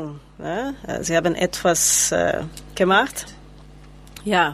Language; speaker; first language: German; non-native, learner; Spanish